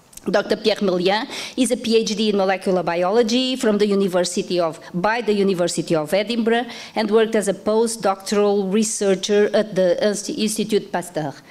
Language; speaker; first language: English; non-native, fluent; Portuguese